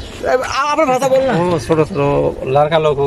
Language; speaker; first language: Hindi; non-native, learner; Nepali